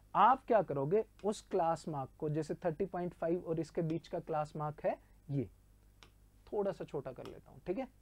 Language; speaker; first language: Hindi; native; Hindi